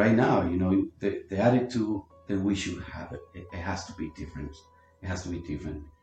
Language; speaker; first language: English; non-native, fluent; Spanish